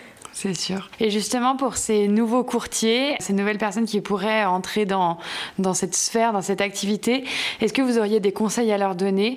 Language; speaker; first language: French; native; French